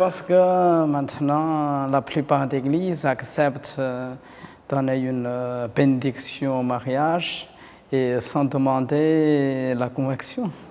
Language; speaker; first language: French; non-native, fluent; Chinese